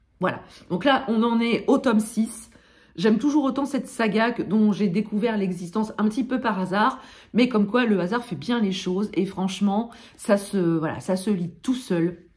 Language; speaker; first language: French; native; French